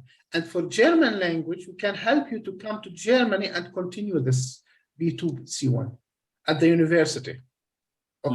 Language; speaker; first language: English; non-native, fluent; Arabic